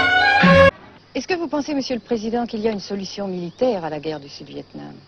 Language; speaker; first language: French; native; French